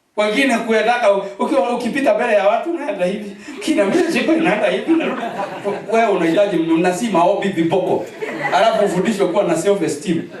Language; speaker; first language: Swahili; non-native, local second language; Kikuyu